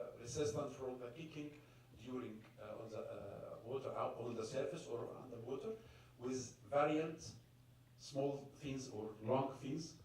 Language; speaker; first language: English; non-native, fluent; Arabic